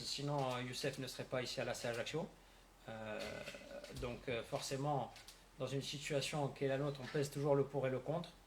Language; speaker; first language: French; native; French